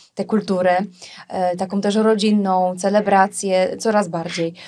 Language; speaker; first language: Polish; native; Polish